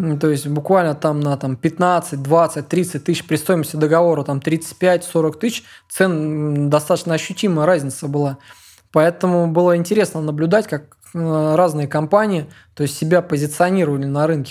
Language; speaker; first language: Russian; native; Russian